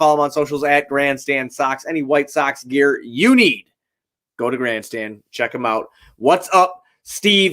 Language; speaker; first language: English; native; English